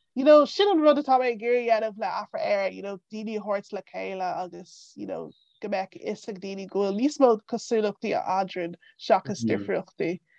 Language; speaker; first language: Irish; non-native, local second language; English